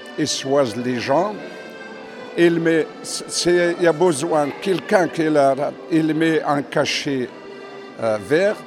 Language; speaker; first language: French; non-native, fluent; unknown